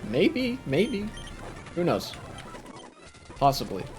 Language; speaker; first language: English; native; English